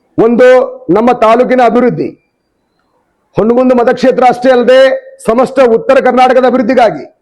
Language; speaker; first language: Kannada; non-native, local second language; Lambadi